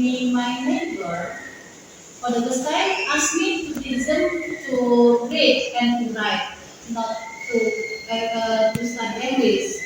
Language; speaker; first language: English; non-native, learner; Indonesian